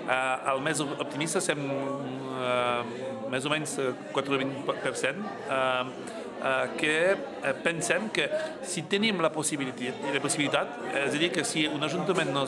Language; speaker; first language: Catalan; non-native, local second language; French